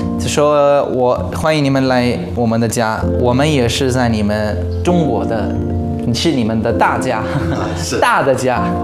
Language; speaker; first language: Chinese; non-native, fluent; Arabic